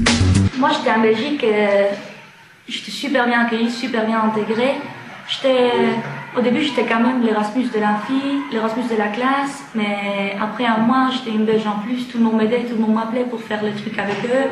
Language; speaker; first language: French; non-native, fluent; Spanish